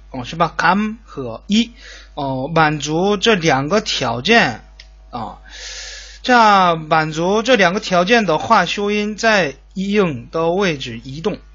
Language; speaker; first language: Chinese; non-native, fluent; Korean